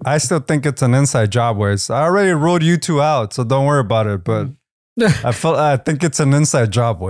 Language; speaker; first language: English; early bilingual, other home language; Spanish